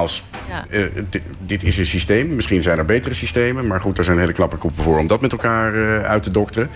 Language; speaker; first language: Dutch; native; Dutch